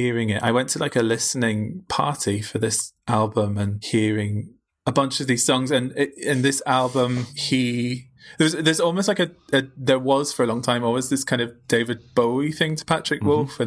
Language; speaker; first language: English; native; English